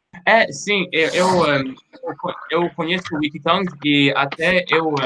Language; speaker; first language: Portuguese; non-native, fluent; French